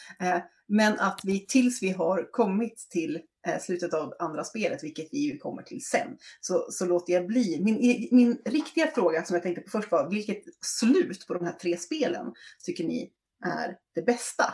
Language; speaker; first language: Swedish; native; Swedish